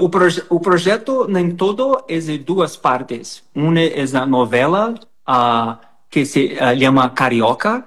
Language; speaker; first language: Spanish; non-native, learner; Portuguese